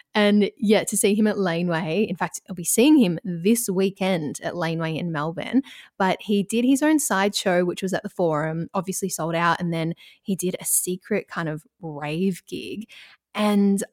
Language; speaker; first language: English; native; English